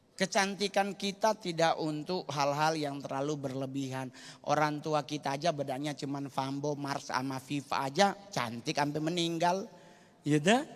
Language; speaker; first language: Indonesian; native; Indonesian